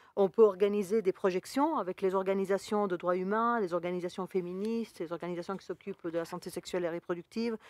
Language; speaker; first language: French; non-native, fluent; Spanish